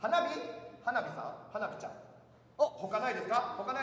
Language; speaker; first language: Japanese; native; Japanese